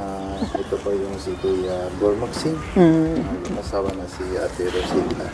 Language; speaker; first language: Filipino; non-native, learner; Hindi